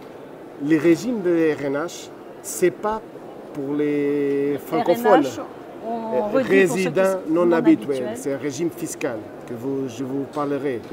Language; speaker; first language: French; non-native, fluent; Portuguese